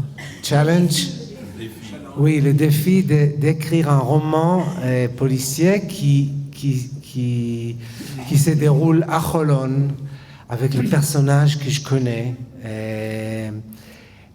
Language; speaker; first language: French; non-native, fluent; Hebrew